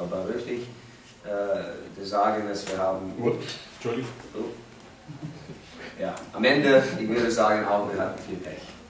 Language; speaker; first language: German; non-native, fluent; English